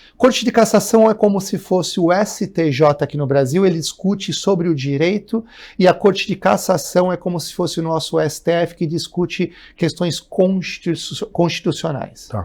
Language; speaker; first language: Portuguese; native; Portuguese